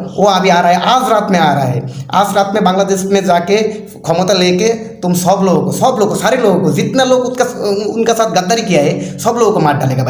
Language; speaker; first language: Hindi; non-native, learner; Bangla